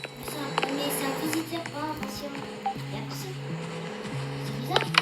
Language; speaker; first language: French; native; French